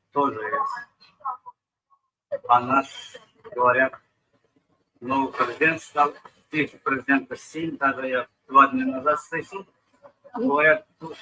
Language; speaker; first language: Russian; non-native, learner; Turkmen